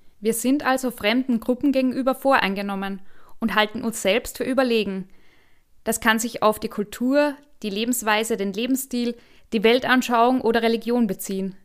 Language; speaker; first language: German; native; German